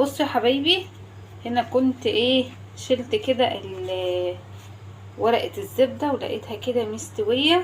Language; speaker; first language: Arabic; native; Arabic